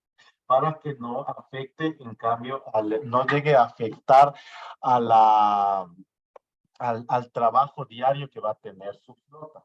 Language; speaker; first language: Spanish; native; Spanish